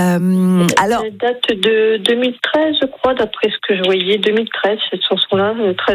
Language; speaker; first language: French; native; French